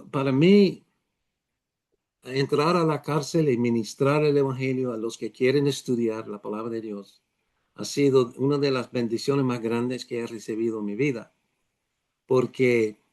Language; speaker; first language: Spanish; non-native, fluent; Dutch